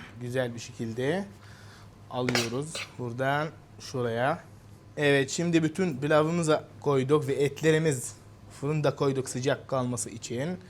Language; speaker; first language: Turkish; non-native, fluent; Arabic